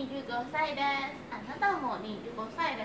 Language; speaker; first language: Japanese; non-native, learner; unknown